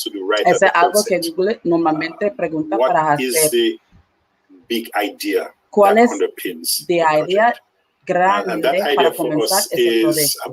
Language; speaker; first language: Spanish; non-native, learner; English